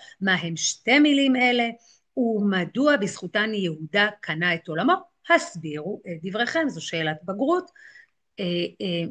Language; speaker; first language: Hebrew; native; Hebrew